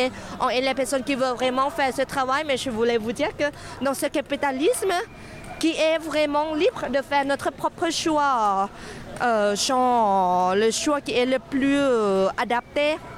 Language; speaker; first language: French; non-native, fluent; Thai